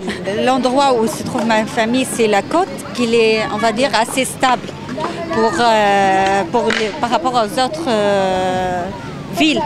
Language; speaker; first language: French; non-native, fluent; Arabic